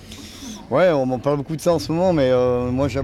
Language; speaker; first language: French; native; French